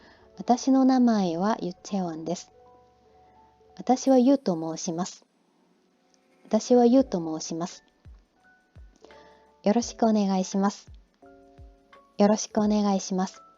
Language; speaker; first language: Japanese; non-native, learner; Korean